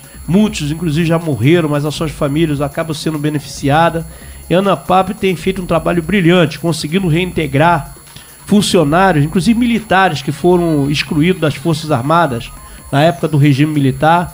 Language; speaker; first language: Portuguese; native; Portuguese